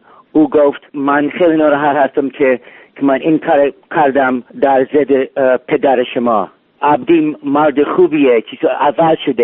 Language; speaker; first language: Persian; non-native, learner; English